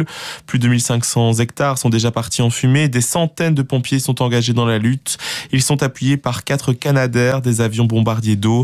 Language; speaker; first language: French; native; French